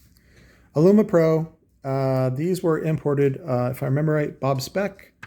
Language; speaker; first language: English; native; English